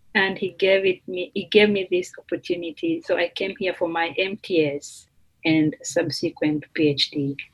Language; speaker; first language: English; non-native, local second language; Luyia